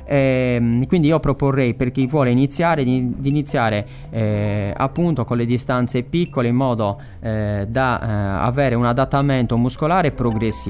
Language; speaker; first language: Italian; native; Italian